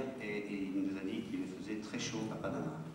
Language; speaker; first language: French; native; French